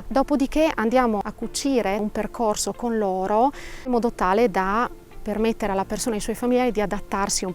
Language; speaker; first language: Italian; native; Italian